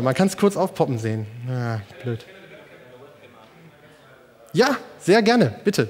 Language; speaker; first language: German; native; German